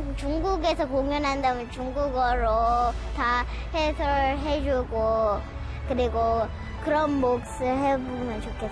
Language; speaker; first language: Korean; native; Korean